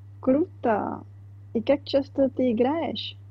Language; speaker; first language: Russian; non-native, learner; Czech